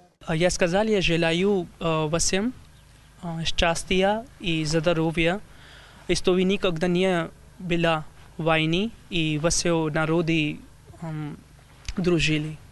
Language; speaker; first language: Russian; non-native, learner; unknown